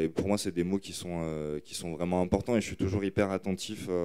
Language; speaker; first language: French; native; French